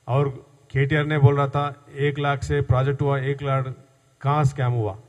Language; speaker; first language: Hindi; non-native, local second language; Telugu